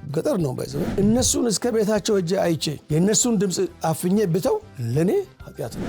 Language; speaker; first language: Amharic; native; Amharic